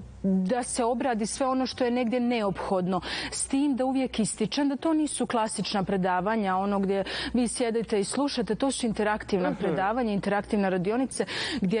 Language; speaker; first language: Serbian; native; Serbian